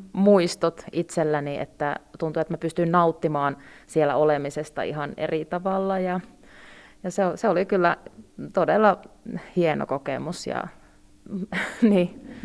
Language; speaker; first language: Finnish; early bilingual, other home language; Russian